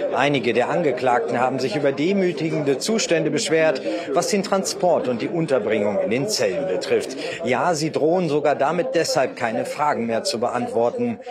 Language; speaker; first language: German; early bilingual, other home language; Persian